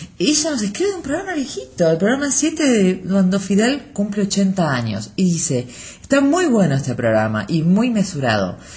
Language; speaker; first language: Spanish; native; Spanish